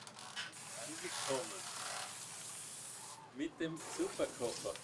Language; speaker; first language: German; native; German